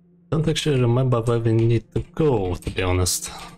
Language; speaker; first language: English; non-native, learner; Russian